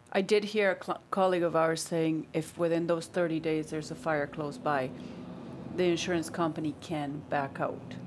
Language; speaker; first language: English; non-native, fluent; Spanish